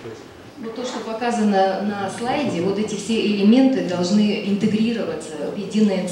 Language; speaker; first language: Russian; native; Russian